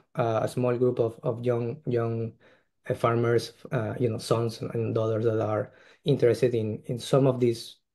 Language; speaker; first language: English; non-native, fluent; Spanish